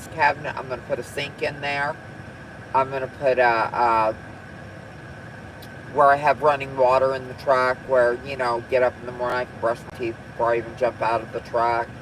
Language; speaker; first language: English; native; English